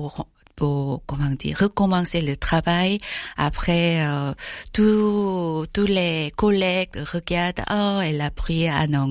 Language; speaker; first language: French; non-native, learner; Korean